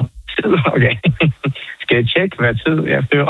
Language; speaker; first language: Danish; non-native, local second language; Faroese